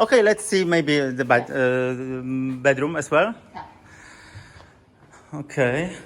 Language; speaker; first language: English; non-native, learner; Polish